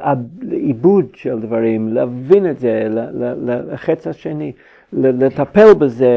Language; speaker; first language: Hebrew; non-native, fluent; English